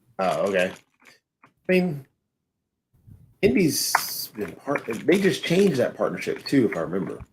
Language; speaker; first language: English; native; English